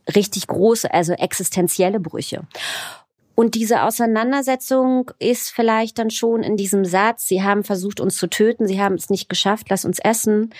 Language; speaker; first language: German; native; German